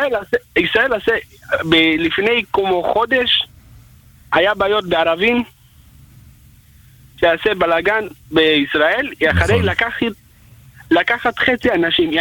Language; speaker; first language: Hebrew; non-native, learner; Spanish